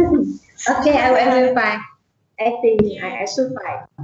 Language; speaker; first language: English; non-native, learner; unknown